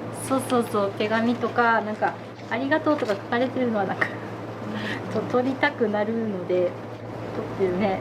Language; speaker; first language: Japanese; native; Japanese